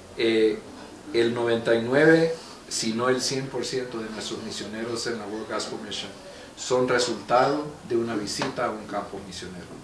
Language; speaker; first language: Spanish; non-native, local second language; English